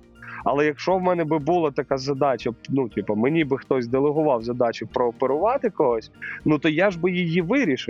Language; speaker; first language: Ukrainian; native; Ukrainian